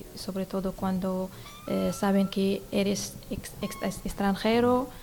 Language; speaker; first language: Spanish; non-native, learner; Arabic